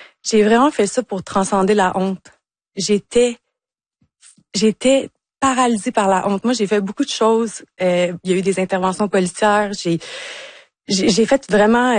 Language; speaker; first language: French; native; French